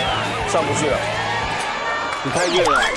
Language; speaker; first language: Chinese; native; Chinese